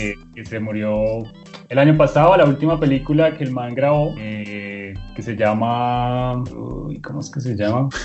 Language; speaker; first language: Spanish; native; Spanish